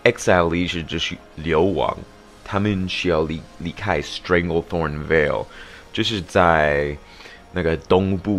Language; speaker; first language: Chinese; non-native, fluent; English